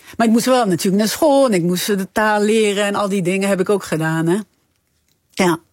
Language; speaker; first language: Dutch; early bilingual, other home language; French